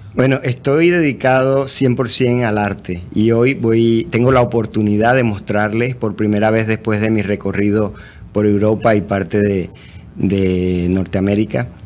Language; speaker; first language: Spanish; native; Spanish